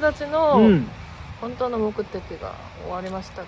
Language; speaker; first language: Japanese; non-native, learner; Korean